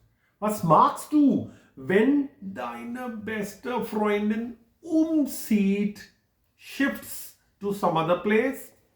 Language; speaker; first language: German; non-native, fluent; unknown